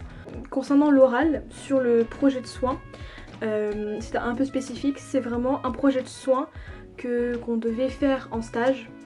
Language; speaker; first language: French; native; French